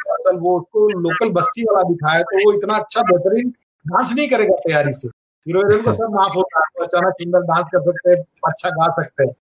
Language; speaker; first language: Hindi; non-native, local second language; Marathi